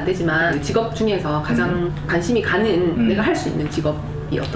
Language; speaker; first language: Korean; native; Korean